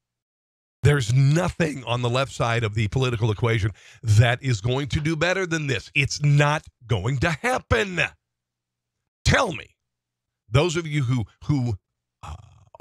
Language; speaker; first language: English; native; English